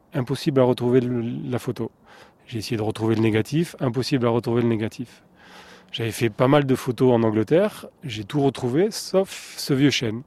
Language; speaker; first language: French; native; French